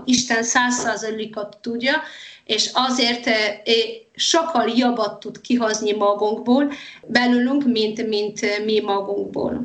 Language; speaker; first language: Hungarian; non-native, fluent; Polish